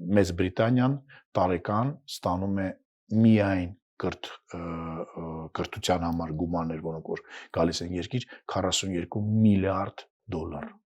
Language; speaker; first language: Armenian; non-native, fluent; Russian